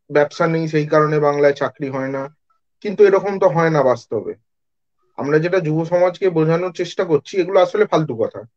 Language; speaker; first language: Bangla; native; Bangla